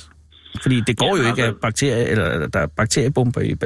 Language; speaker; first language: Danish; native; Danish